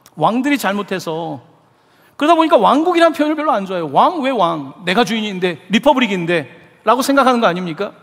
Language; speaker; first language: Korean; native; Korean